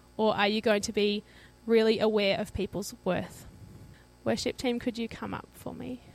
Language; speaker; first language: English; native; English